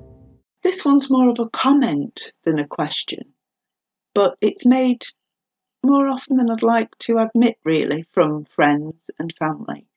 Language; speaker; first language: English; native; English